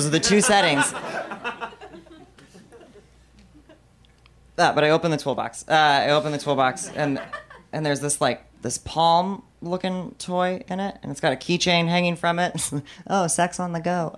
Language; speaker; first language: English; native; English